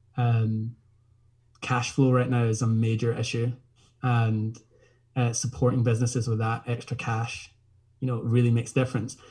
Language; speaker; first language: English; native; English